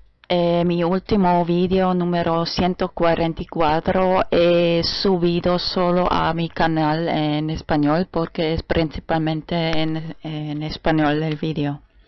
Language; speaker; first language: Spanish; non-native, fluent; German